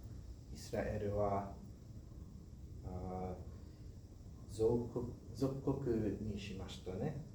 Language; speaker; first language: Japanese; non-native, learner; English